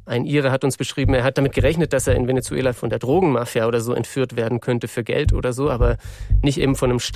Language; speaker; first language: German; native; German